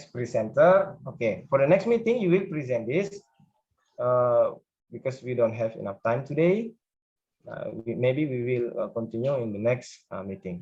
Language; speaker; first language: English; non-native, learner; Indonesian